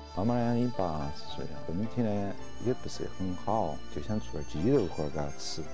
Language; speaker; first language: Chinese; native; Chinese